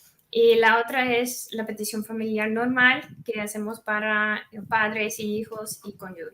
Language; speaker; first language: Spanish; non-native, fluent; English